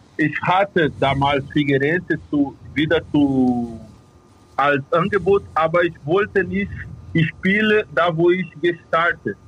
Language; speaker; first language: German; non-native, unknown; Portuguese